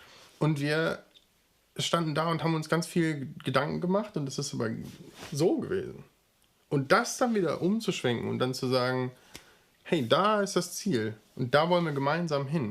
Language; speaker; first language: German; native; German